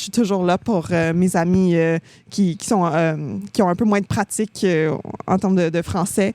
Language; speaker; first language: French; native; French